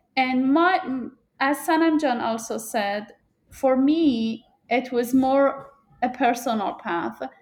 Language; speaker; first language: English; non-native, fluent; Persian